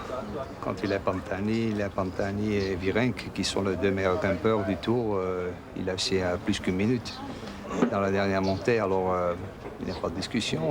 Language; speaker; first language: French; non-native, fluent; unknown